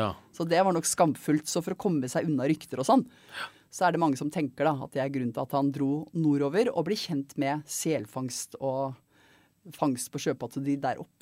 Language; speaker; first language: Norwegian; native; Norwegian